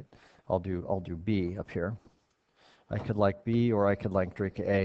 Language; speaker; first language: English; native; English